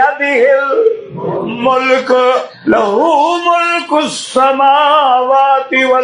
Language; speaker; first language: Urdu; non-native, local second language; Saraiki